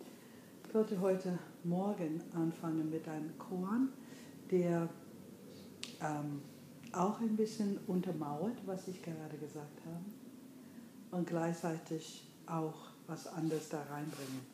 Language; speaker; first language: German; non-native, fluent; English